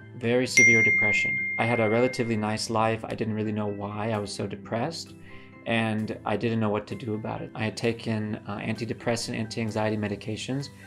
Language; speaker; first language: English; native; English